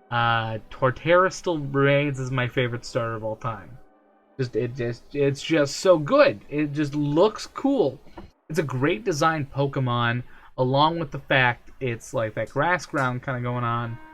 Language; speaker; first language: English; native; English